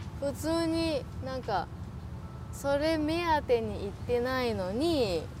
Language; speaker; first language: Japanese; non-native, learner; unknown